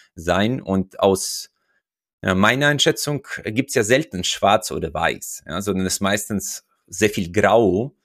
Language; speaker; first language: German; non-native, fluent; Russian